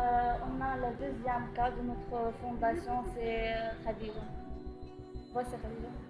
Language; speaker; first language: French; non-native, learner; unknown